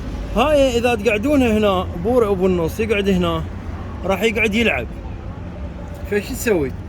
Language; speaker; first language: Arabic; native; Arabic